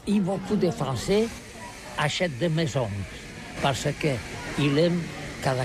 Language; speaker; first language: French; non-native, learner; Catalan